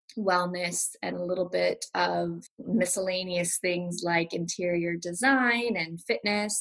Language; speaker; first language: English; native; English